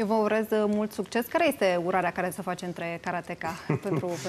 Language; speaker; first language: Romanian; native; Romanian